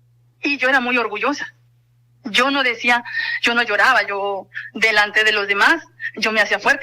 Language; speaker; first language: Spanish; native; Spanish